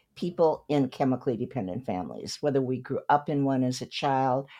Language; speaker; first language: English; native; English